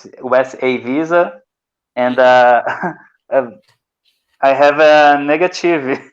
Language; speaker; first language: English; non-native, learner; Portuguese